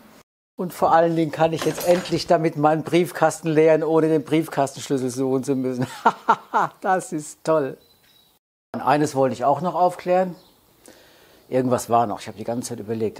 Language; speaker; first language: German; native; German